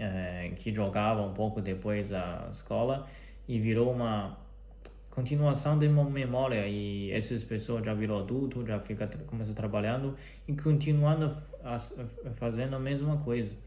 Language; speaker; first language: Portuguese; non-native, fluent; Chinese